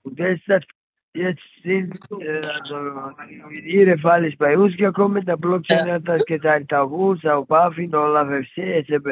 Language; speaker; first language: German; non-native, learner; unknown